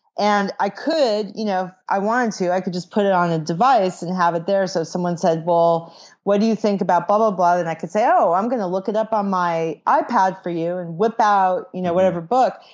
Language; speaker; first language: English; native; English